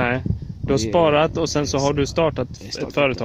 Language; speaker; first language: Swedish; native; Swedish